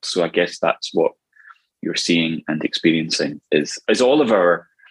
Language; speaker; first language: English; native; English